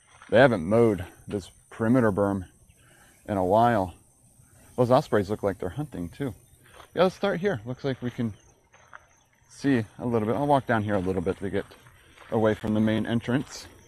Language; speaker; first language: English; native; English